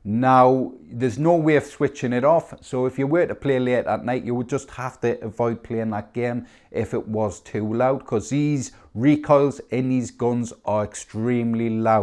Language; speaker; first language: English; native; English